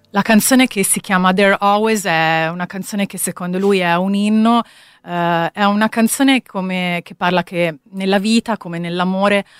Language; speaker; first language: Italian; native; Italian